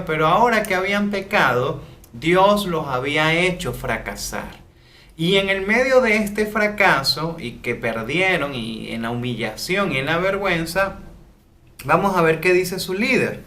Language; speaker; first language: Spanish; native; Spanish